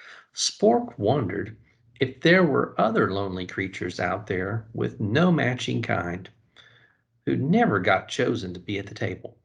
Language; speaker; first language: English; native; English